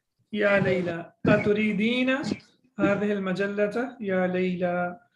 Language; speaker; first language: Arabic; non-native, fluent; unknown